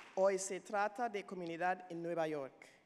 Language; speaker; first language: Spanish; non-native, learner; English